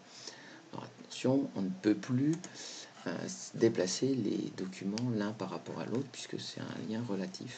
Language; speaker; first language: French; native; French